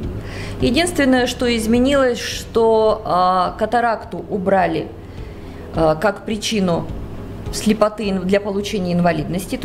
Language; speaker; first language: Russian; native; Russian